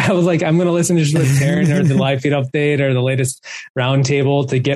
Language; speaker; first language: English; native; English